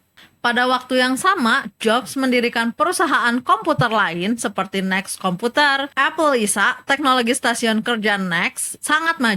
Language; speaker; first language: Indonesian; native; Indonesian